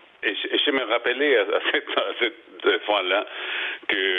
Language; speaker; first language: French; non-native, learner; Spanish